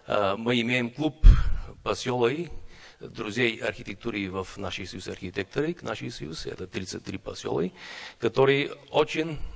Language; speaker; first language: Russian; non-native, learner; Bulgarian